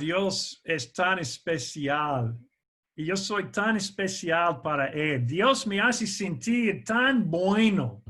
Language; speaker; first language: Spanish; non-native, fluent; English